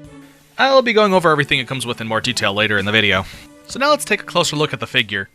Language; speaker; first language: English; native; English